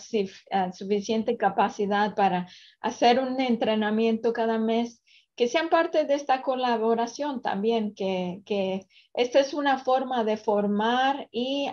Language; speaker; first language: Spanish; early bilingual, other home language; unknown